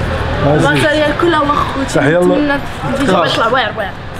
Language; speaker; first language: Arabic; native; Arabic